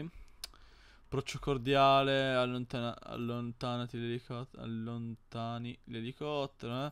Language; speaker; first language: Italian; native; Italian